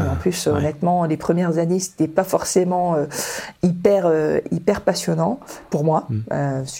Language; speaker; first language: French; early bilingual, other home language; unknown